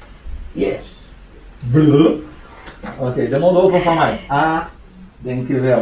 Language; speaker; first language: Dutch; non-native, learner; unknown